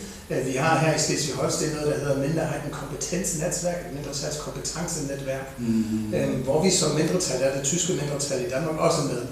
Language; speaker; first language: Danish; native; Danish